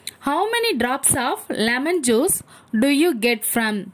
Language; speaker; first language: English; non-native, local second language; Tamil